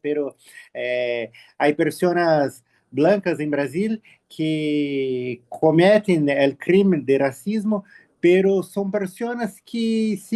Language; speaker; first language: Spanish; non-native, learner; Portuguese